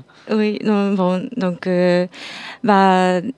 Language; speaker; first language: French; non-native, fluent; Japanese